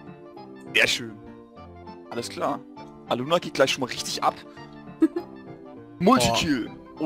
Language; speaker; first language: German; native; German